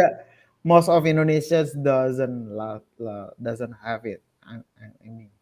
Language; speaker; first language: English; non-native, learner; Indonesian